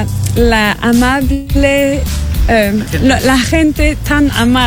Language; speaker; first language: Spanish; non-native, learner; French